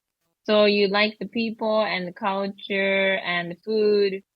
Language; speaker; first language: English; non-native, learner; Japanese